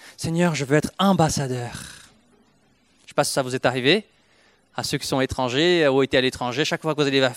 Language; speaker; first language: French; non-native, fluent; Portuguese